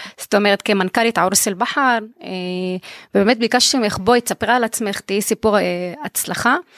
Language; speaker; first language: Hebrew; non-native, local second language; Arabic